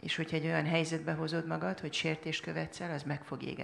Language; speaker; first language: Hungarian; native; Hungarian